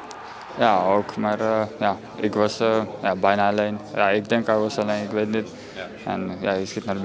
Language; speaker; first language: Dutch; non-native, learner; Slovenian